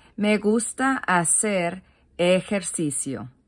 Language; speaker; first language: Spanish; non-native, learner; English